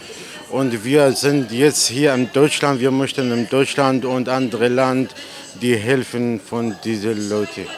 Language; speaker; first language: German; non-native, learner; Kurdish